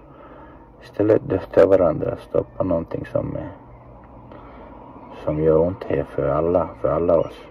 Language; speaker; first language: Swedish; non-native, fluent; Chechen